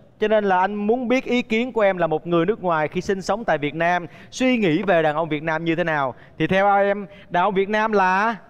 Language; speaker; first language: Vietnamese; native; Vietnamese